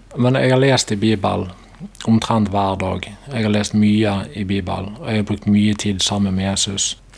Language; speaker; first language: Norwegian; native; Norwegian